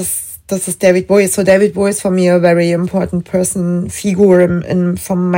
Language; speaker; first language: English; non-native, fluent; German